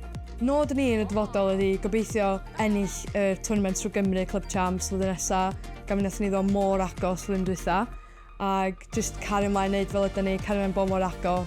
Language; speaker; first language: Welsh; native; Welsh